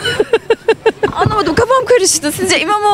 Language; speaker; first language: Turkish; native; Turkish